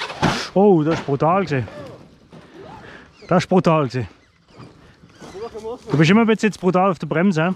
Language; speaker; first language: German; non-native, fluent; French